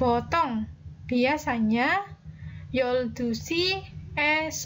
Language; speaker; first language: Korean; non-native, fluent; Indonesian